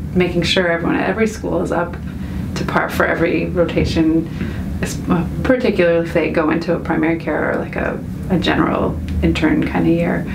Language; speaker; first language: English; native; English